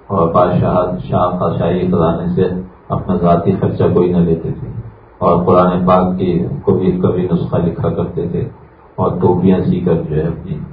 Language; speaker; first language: Urdu; native; Urdu